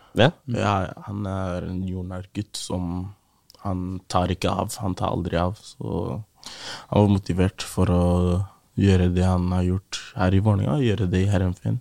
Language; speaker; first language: Norwegian; early bilingual, other home language; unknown